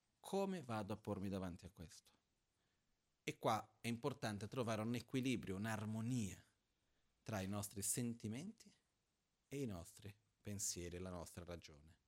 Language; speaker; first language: Italian; non-native, fluent; Portuguese